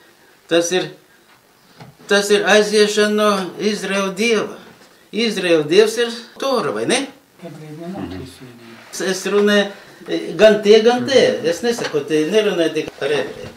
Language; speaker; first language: Latvian; non-native, local second language; Russian